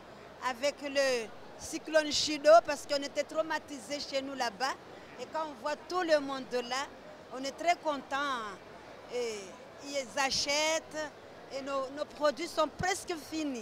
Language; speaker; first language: French; non-native, local second language; Comorian